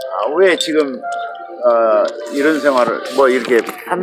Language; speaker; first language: Korean; native; Korean